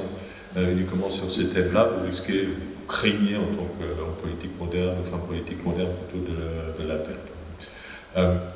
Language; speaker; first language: French; native; French